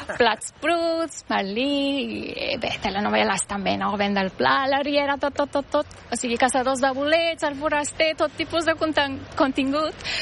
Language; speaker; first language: Catalan; non-native, fluent; Turkish